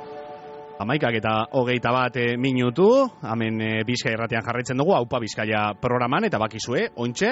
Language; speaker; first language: Basque; native; Basque